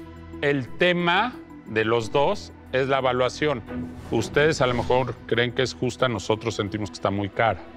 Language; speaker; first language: Spanish; native; Spanish